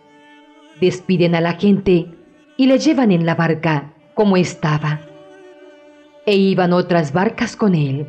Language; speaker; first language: Spanish; native; Spanish